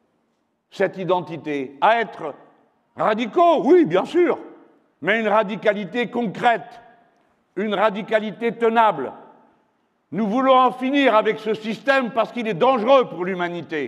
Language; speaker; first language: French; native; French